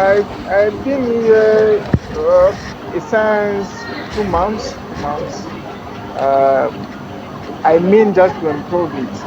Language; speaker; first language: English; non-native, learner; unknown